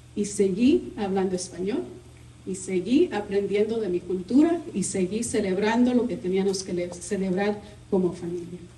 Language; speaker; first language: Spanish; early bilingual, heritage; Spanish